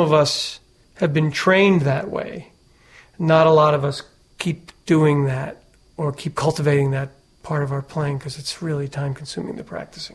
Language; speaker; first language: English; native; English